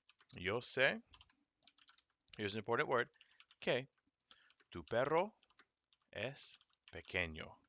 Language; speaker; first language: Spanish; non-native, fluent; English